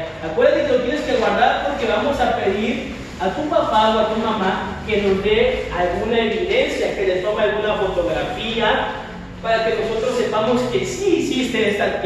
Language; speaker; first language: Spanish; native; Spanish